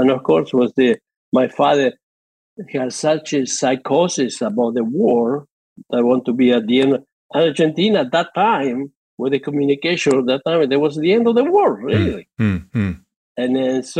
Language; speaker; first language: English; non-native, fluent; Spanish